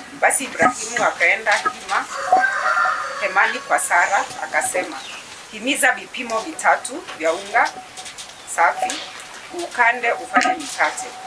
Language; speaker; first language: Swahili; non-native, local second language; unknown